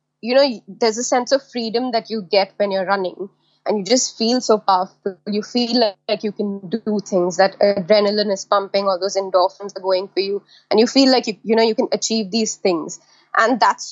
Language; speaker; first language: English; non-native, local second language; Hindi